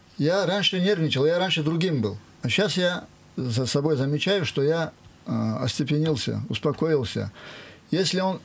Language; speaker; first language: Russian; non-native, local second language; Avaric